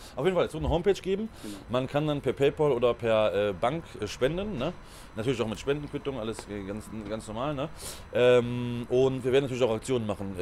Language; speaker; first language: German; native; German